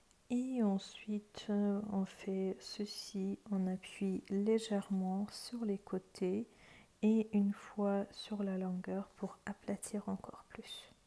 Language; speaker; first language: French; non-native, fluent; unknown